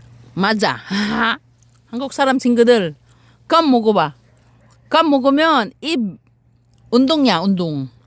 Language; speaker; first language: Korean; non-native, learner; Filipino